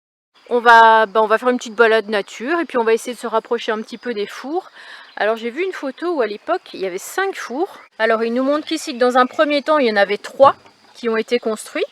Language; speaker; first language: French; native; French